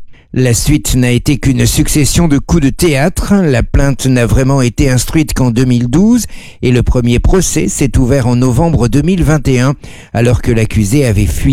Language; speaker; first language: French; native; French